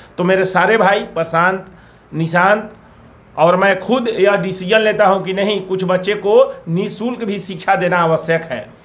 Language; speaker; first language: Hindi; native; Hindi